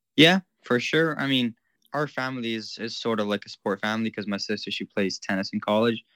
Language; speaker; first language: English; non-native, fluent; Ukrainian